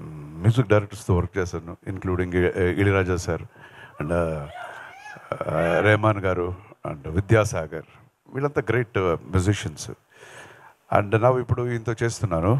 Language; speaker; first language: Telugu; non-native, local second language; Kannada